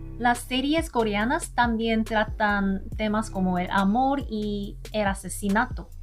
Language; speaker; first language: Spanish; non-native, learner; Korean